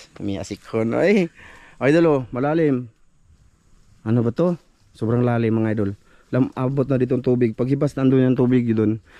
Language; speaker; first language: Filipino; non-native, local second language; Cebuano